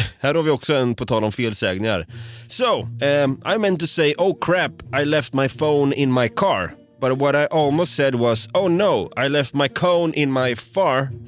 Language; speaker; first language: Swedish; native; Swedish